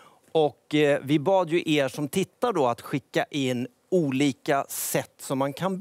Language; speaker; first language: Swedish; native; Swedish